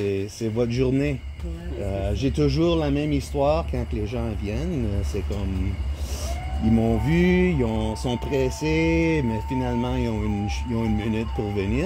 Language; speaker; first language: French; non-native, local second language; English